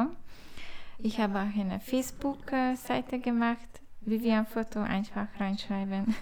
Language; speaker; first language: German; non-native, learner; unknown